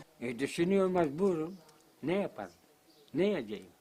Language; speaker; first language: Turkish; non-native, local second language; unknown